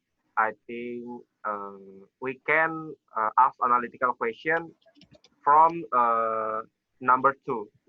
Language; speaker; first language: English; non-native, learner; Indonesian